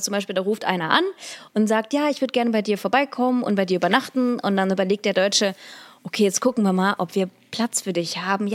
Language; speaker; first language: German; early bilingual, other home language; Russian